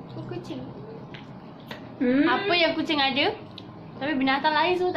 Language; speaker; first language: Malay; native; Malay